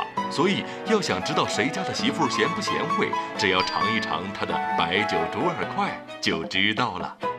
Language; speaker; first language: Chinese; native; Chinese